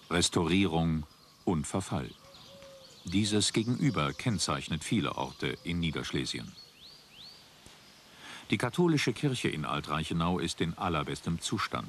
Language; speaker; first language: German; native; German